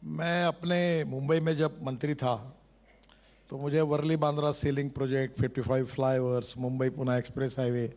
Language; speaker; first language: Hindi; non-native, local second language; Marathi